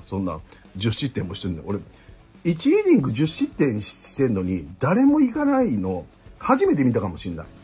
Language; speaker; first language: Japanese; native; Japanese